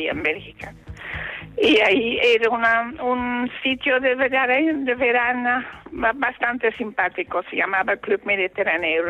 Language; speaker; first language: Spanish; non-native, fluent; Dutch